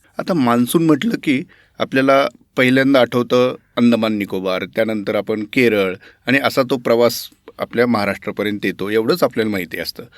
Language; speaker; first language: Marathi; native; Marathi